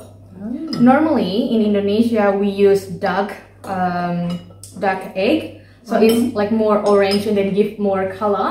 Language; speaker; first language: English; non-native, learner; Indonesian